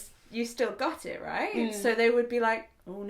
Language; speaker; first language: English; native; English